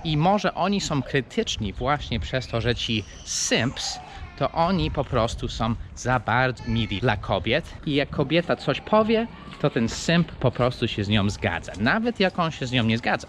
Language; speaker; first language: Polish; non-native, fluent; English